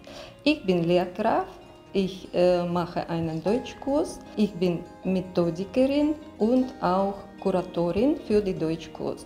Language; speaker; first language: German; non-native, fluent; Russian